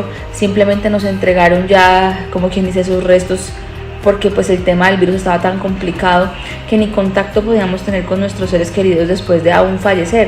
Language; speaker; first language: Spanish; native; Spanish